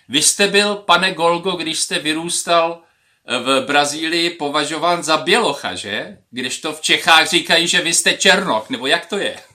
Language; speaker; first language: Czech; native; Czech